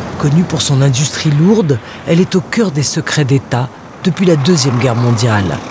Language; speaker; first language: French; native; French